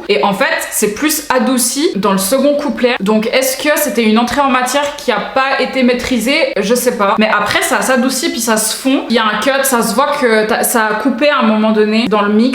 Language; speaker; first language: French; native; French